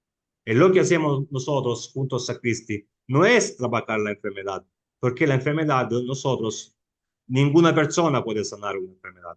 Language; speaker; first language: Spanish; non-native, fluent; Italian